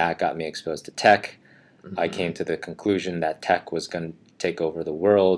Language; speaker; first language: English; native; English